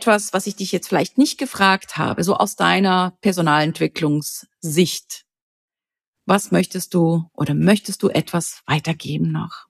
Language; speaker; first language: German; native; German